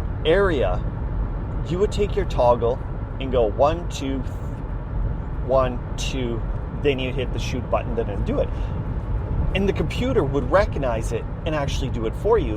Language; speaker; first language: English; native; English